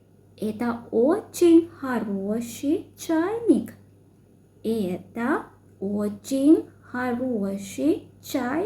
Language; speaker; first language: Russian; non-native, fluent; Sinhala